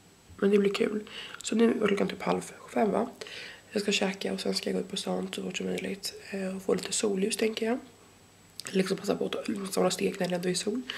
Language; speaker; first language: Swedish; native; Swedish